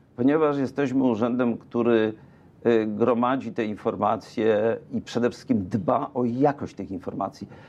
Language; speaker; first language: Polish; native; Polish